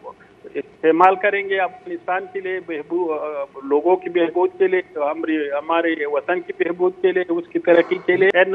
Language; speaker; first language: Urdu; non-native, fluent; Pashto